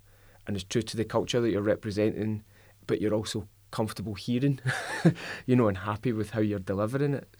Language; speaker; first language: English; native; English